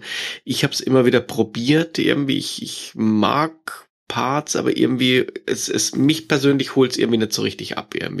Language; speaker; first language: German; native; German